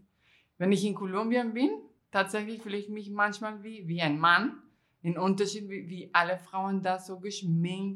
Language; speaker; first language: German; non-native, fluent; Spanish